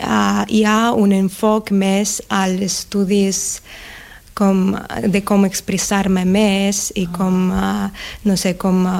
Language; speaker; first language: Catalan; non-native, learner; Russian